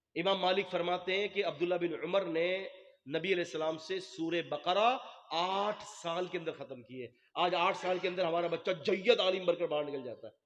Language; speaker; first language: Urdu; non-native, local second language; Memoni